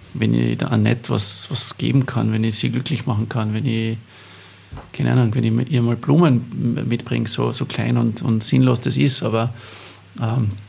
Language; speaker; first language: German; native; German